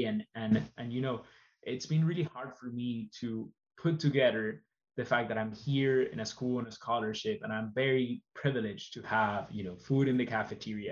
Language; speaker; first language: English; non-native, fluent; Spanish